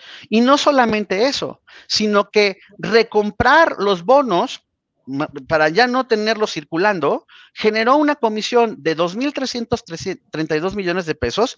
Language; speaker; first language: Spanish; native; Spanish